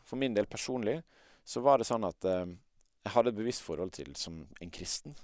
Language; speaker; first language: Norwegian; native; Norwegian